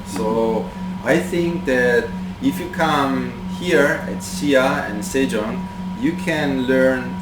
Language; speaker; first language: English; non-native, fluent; Italian